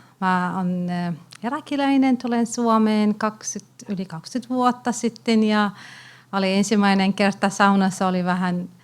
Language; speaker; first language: Finnish; non-native, learner; Arabic